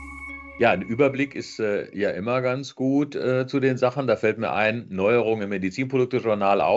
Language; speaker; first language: German; native; German